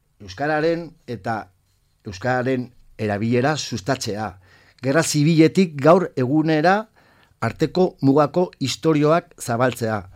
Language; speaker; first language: Basque; non-native, local second language; Spanish